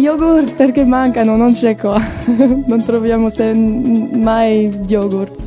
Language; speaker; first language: Italian; non-native, fluent; French